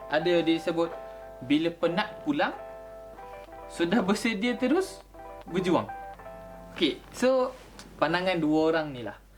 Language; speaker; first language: Malay; native; Malay